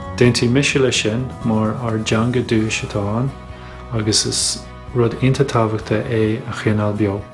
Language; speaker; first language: Irish; non-native, local second language; English